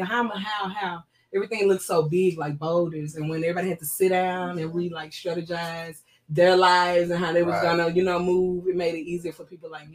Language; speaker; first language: English; native; English